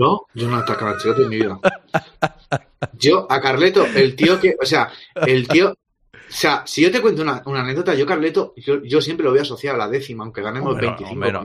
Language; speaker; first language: Spanish; native; Spanish